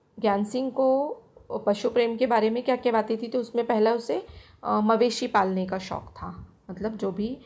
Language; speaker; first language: Hindi; non-native, local second language; Marathi